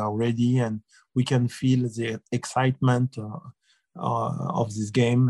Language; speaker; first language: English; non-native, fluent; French